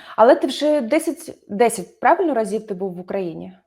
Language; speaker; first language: Ukrainian; native; Ukrainian